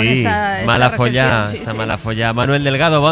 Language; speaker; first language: Spanish; native; Spanish